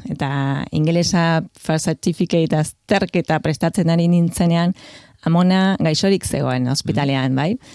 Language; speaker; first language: Basque; non-native, fluent; Spanish